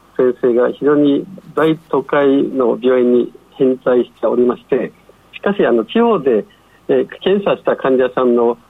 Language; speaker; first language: Japanese; non-native, fluent; Chinese